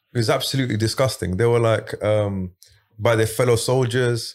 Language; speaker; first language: English; early bilingual, other home language; Arabic